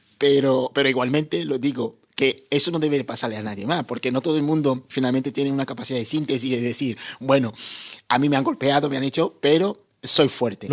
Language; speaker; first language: Spanish; non-native, fluent; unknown